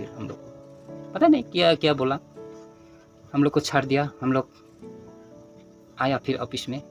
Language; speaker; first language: Hindi; non-native, local second language; Nepali